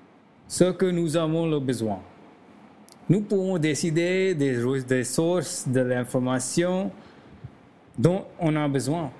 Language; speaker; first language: French; non-native, learner; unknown